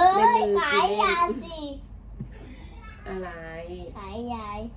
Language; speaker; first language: Thai; native; Thai